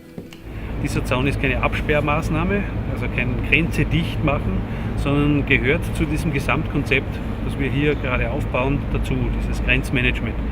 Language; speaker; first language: German; native; German